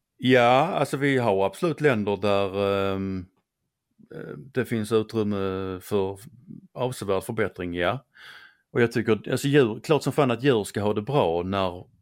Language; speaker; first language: Swedish; native; Swedish